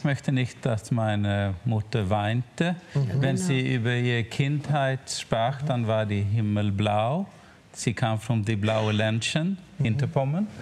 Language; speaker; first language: German; non-native, learner; Swedish